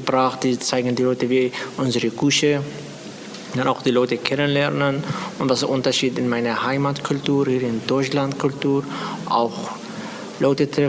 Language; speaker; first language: German; non-native, learner; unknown